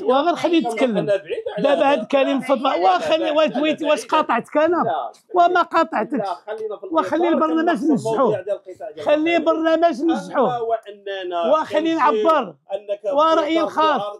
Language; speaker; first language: Arabic; native; Arabic